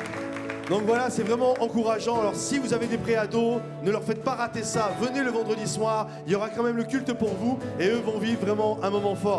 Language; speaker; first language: French; native; French